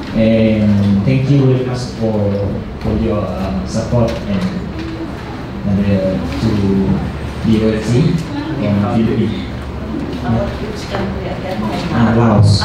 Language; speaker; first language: English; non-native, learner; Lao